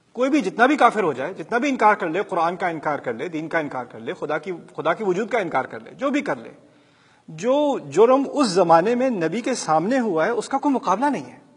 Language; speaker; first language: Urdu; early bilingual, heritage; Urdu